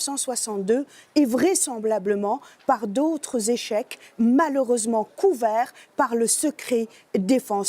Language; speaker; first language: French; native; French